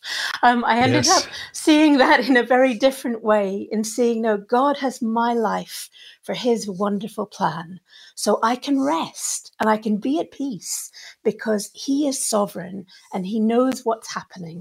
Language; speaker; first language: English; native; English